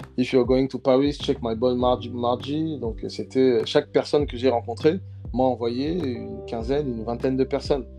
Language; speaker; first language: French; early bilingual, other home language; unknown